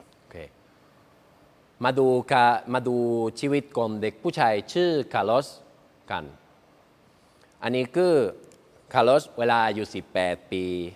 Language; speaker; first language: Thai; non-native, learner; Spanish